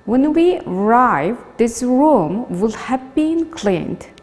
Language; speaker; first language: English; non-native, learner; Mongolian